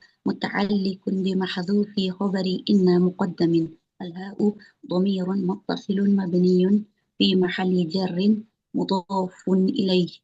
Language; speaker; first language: Arabic; non-native, learner; Indonesian